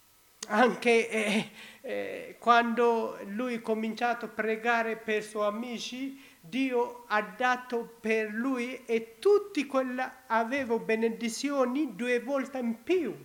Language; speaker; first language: Italian; non-native, learner; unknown